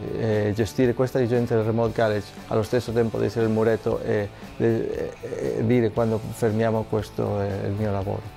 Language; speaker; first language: Italian; non-native, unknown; Spanish